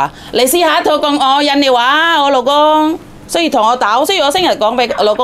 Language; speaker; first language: Cantonese; non-native, fluent; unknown